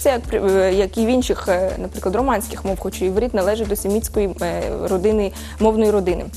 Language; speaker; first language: Ukrainian; early bilingual, heritage; Ukrainian